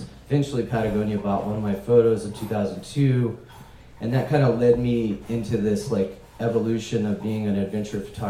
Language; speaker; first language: English; native; English